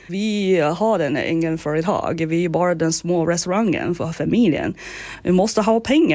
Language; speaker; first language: Swedish; non-native, learner; Chinese